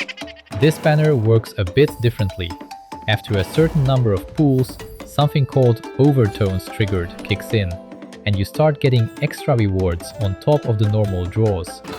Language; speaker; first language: English; native; English